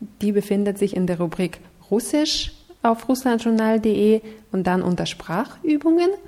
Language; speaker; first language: German; non-native, fluent; Russian